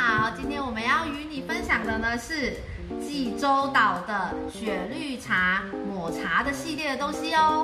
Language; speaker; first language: Chinese; native; Chinese